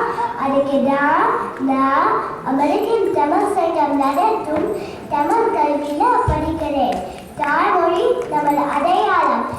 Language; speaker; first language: Tamil; early bilingual, heritage; Tamil